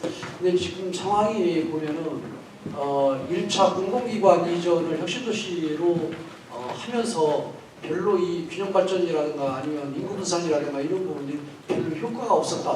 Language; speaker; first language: Korean; native; Korean